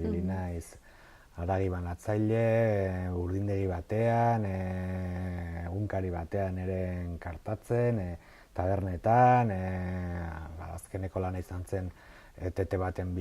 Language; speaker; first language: Basque; non-native, local second language; Spanish